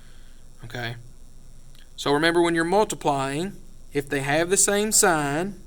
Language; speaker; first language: English; native; English